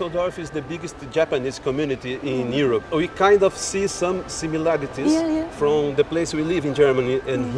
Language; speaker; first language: English; non-native, fluent; Portuguese